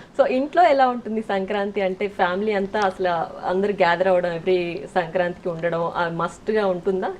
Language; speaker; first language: Telugu; native; Telugu